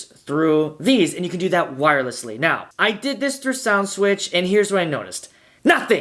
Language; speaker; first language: English; native; English